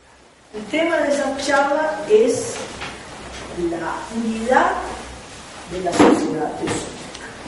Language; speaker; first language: Spanish; non-native, fluent; Portuguese